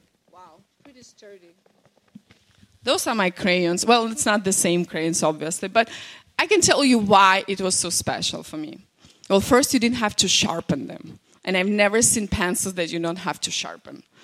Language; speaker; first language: English; non-native, fluent; Russian